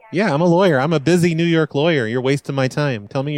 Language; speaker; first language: English; native; English